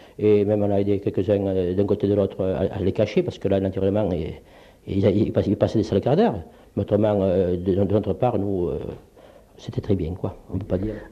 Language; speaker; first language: French; early bilingual, other home language; Polish